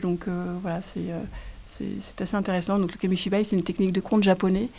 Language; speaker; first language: French; native; French